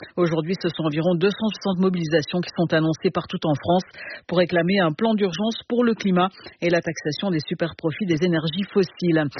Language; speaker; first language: French; native; French